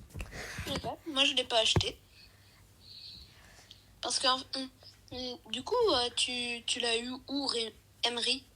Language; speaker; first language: French; native; French